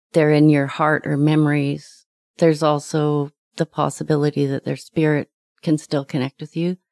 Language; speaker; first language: English; native; English